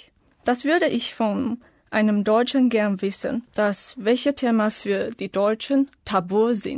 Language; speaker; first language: German; non-native, learner; Chinese